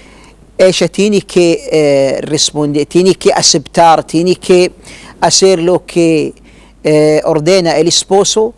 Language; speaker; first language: Spanish; non-native, learner; Arabic